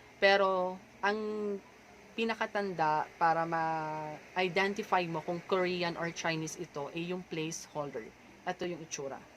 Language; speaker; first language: Filipino; native; Filipino